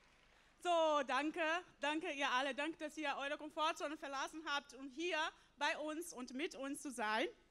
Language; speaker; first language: German; non-native, fluent; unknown